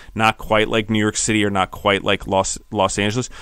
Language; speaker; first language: English; native; English